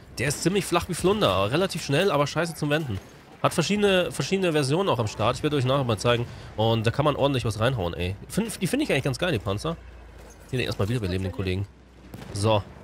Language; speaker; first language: German; native; German